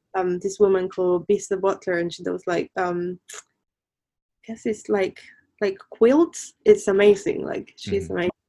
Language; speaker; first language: English; non-native, fluent; Spanish